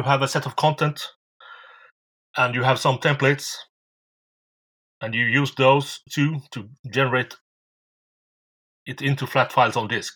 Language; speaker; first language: English; non-native, fluent; Norwegian